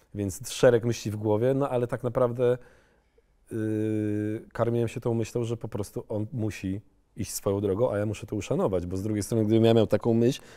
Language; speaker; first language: Polish; native; Polish